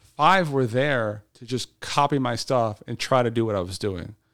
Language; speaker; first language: English; native; English